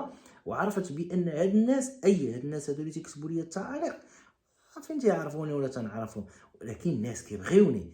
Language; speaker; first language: Arabic; native; Arabic